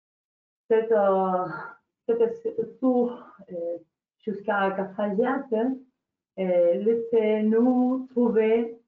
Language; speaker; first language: French; non-native, learner; Spanish